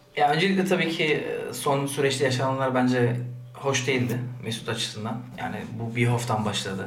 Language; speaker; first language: Turkish; early bilingual, heritage; Turkish